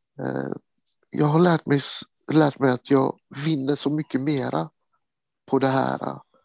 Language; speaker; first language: Swedish; early bilingual, other home language; Romany